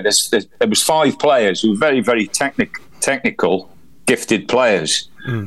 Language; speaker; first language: English; native; English